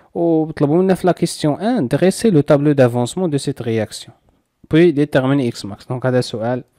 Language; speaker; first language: French; non-native, local second language; Arabic